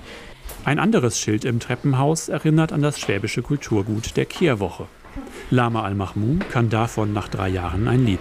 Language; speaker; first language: German; native; German